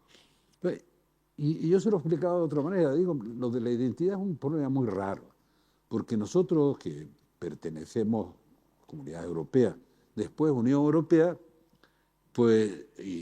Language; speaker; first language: Spanish; native; Spanish